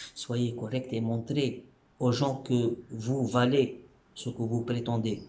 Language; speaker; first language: French; non-native, local second language; Arabic